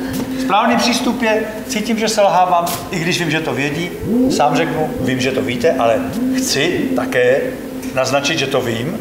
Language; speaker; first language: Czech; native; Czech